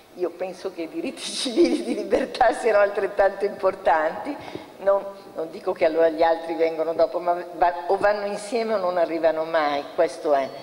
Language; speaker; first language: Italian; native; Italian